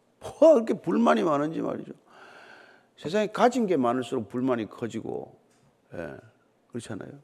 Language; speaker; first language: Korean; native; Korean